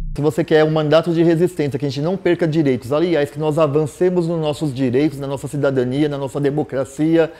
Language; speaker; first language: Portuguese; native; Portuguese